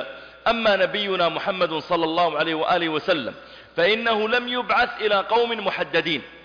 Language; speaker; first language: Arabic; native; Arabic